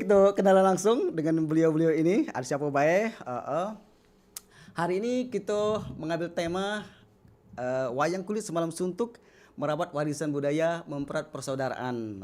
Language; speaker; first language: Indonesian; native; Indonesian